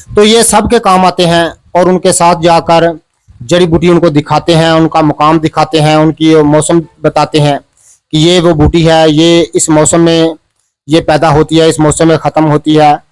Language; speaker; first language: Urdu; non-native, local second language; Punjabi